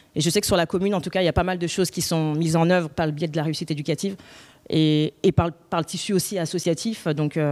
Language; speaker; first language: French; native; French